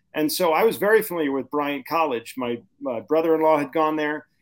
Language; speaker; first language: English; native; English